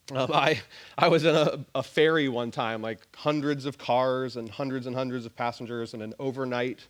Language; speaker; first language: English; native; English